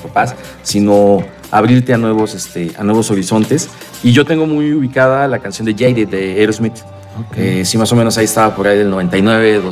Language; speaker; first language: Spanish; native; Spanish